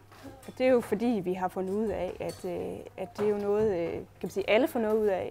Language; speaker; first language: Danish; native; Danish